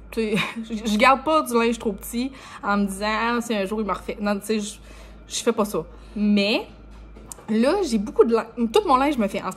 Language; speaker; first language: French; native; French